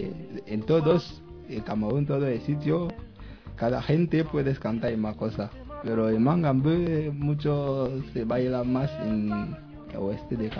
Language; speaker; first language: Spanish; non-native, learner; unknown